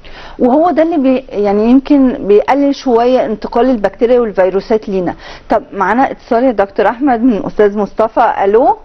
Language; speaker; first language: Arabic; native; Arabic